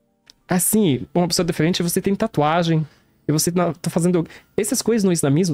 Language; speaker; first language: Portuguese; non-native, learner; Arabic